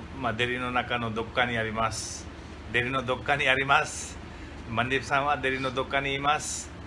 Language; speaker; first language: Japanese; non-native, fluent; Hindi